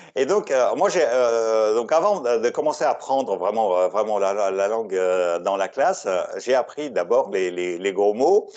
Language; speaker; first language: French; non-native, fluent; Russian